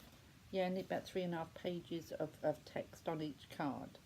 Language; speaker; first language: English; native; English